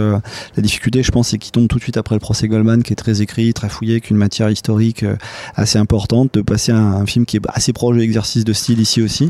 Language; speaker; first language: French; native; French